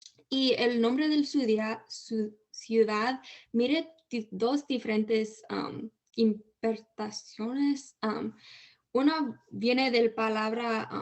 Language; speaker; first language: Spanish; early bilingual, heritage; Spanish